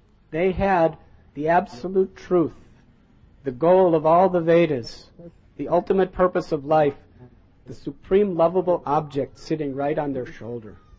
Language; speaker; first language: English; native; English